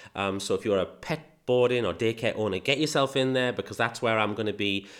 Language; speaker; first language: English; native; English